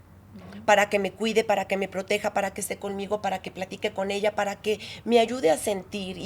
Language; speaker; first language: Spanish; native; Spanish